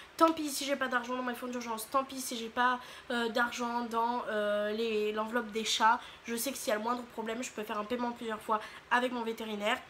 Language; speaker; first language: French; native; French